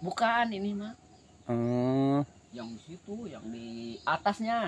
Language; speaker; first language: Indonesian; non-native, local second language; Sundanese